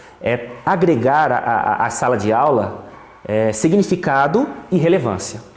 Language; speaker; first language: Portuguese; native; Portuguese